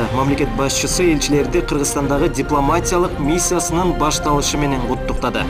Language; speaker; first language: Kyrgyz; native; Kyrgyz